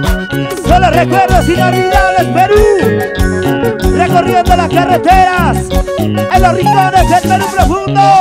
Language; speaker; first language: Spanish; native; Spanish